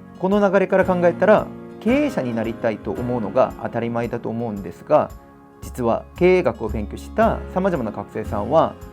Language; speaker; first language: Japanese; non-native, fluent; Korean